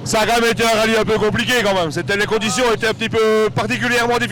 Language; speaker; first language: French; native; French